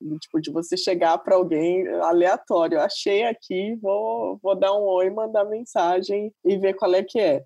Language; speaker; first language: Portuguese; native; Portuguese